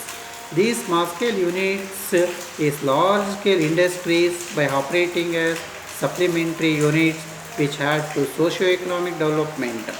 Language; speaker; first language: English; non-native, local second language; Kannada